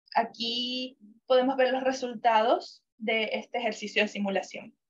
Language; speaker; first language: Spanish; non-native, fluent; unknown